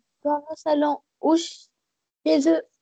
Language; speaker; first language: French; non-native, learner; Arabic